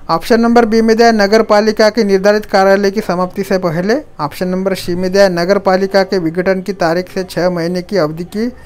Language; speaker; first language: Hindi; non-native, local second language; Marathi